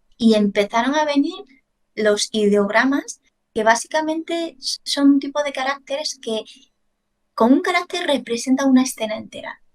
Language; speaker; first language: Spanish; early bilingual, other home language; Chinese